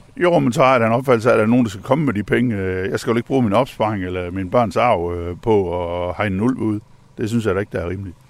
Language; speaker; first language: Danish; native; Danish